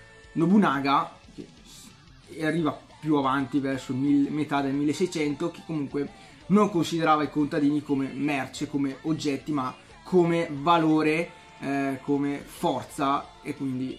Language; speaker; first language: Italian; native; Italian